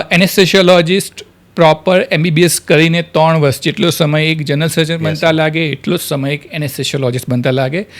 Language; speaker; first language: Gujarati; native; Gujarati